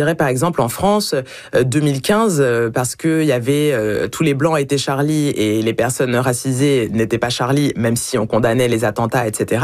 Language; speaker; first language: French; native; French